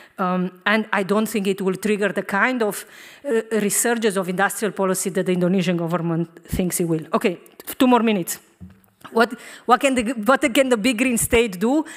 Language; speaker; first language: English; non-native, fluent; Romanian